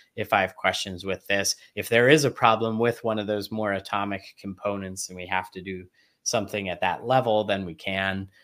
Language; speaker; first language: English; native; English